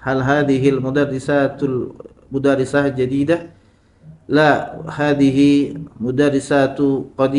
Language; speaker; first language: Arabic; non-native, learner; Indonesian